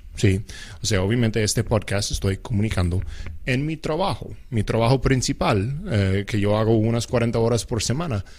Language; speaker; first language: Spanish; non-native, fluent; English